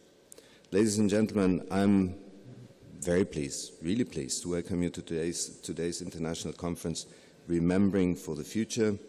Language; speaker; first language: English; non-native, fluent; German